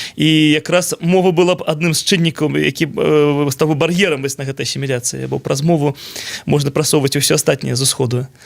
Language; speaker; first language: Belarusian; non-native, local second language; Russian